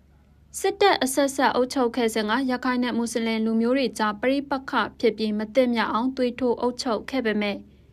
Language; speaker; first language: Burmese; native; Burmese